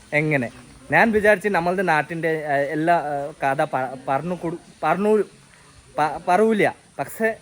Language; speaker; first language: Malayalam; non-native, learner; Bangla